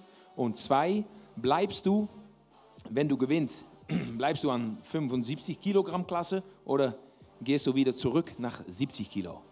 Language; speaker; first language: German; non-native, learner; Dutch